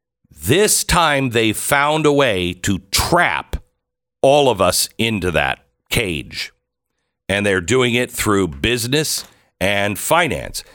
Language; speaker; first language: English; native; English